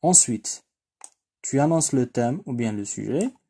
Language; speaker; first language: French; non-native, local second language; Arabic